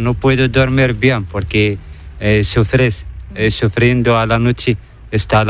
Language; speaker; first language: Spanish; non-native, learner; Arabic